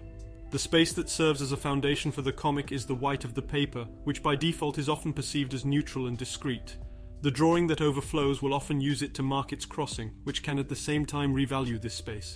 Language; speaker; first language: English; non-native, fluent; French